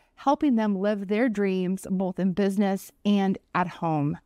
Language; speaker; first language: English; native; English